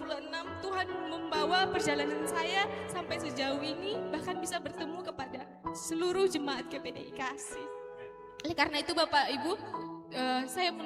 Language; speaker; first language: Indonesian; native; Indonesian